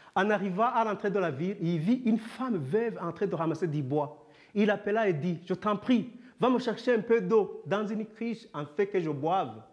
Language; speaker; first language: French; non-native, local second language; Kinyarwanda